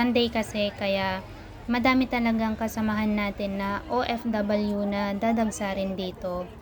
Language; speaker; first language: Filipino; native; Filipino